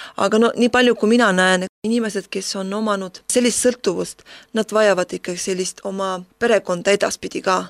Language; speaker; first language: Estonian; non-native, local second language; Russian